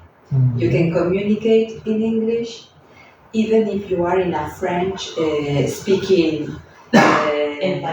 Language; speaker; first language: English; non-native, fluent; Spanish